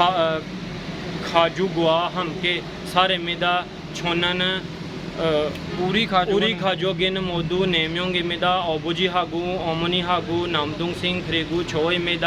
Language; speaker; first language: Korean; non-native, learner; Punjabi